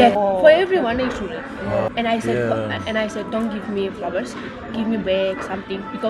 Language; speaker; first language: English; non-native, learner; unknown